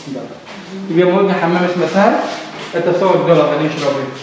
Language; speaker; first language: Russian; non-native, learner; Arabic